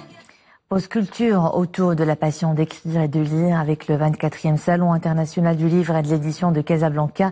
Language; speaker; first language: French; non-native, local second language; Arabic